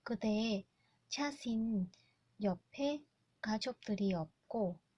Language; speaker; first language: Korean; non-native, learner; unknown